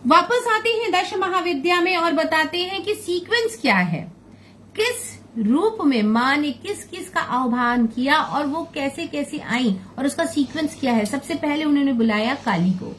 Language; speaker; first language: Hindi; non-native, local second language; Bangla